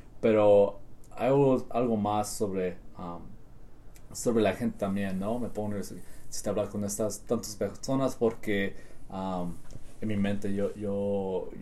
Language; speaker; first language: Spanish; early bilingual, heritage; Spanish